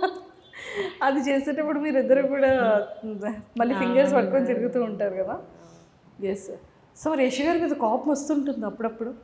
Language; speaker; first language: Telugu; native; Telugu